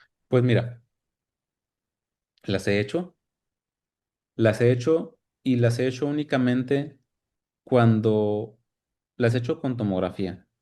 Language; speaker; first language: Spanish; native; Spanish